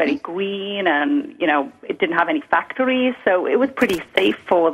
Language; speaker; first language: English; native; English